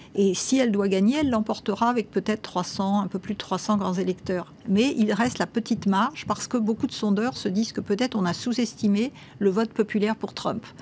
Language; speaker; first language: French; native; French